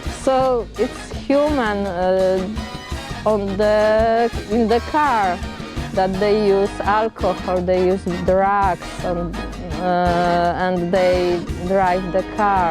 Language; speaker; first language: English; non-native, fluent; Polish